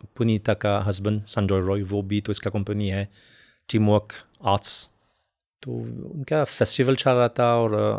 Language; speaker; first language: Hindi; non-native, fluent; French